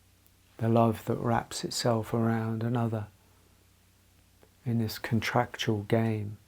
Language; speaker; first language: English; native; English